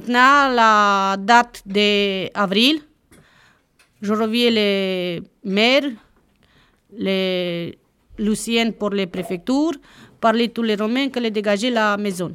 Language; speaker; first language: French; non-native, learner; Romanian